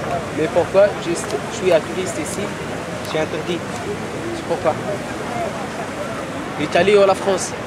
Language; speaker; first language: French; non-native, learner; Arabic